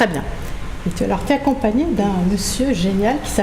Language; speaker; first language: French; native; French